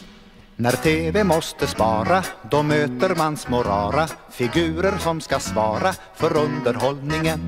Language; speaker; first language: Swedish; native; Swedish